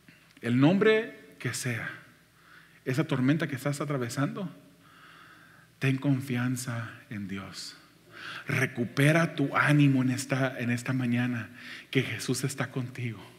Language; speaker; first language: Spanish; native; Spanish